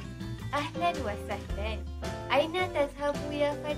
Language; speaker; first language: Arabic; non-native, learner; Malay